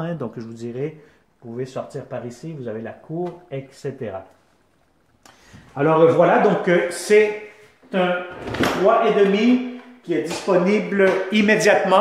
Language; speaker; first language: French; native; French